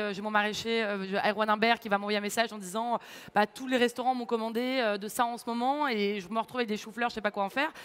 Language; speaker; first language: French; native; French